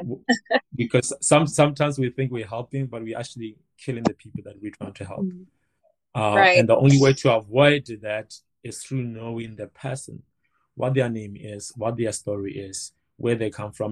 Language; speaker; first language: English; non-native, local second language; Northern Sotho